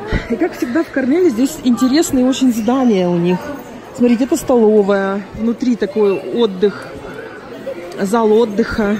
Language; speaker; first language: Russian; native; Russian